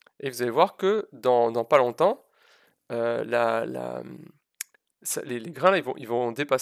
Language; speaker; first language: French; native; French